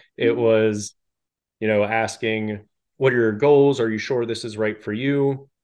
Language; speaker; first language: English; native; English